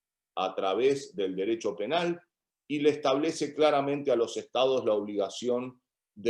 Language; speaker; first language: Spanish; native; Spanish